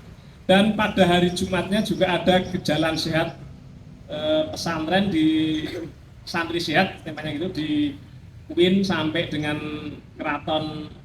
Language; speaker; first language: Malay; non-native, local second language; Javanese